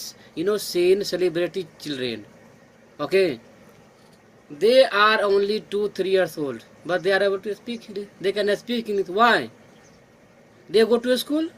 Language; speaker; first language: English; non-native, learner; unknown